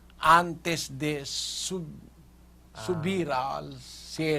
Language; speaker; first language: Spanish; non-native, fluent; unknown